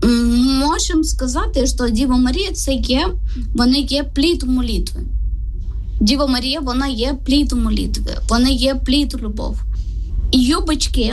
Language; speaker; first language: Ukrainian; non-native, learner; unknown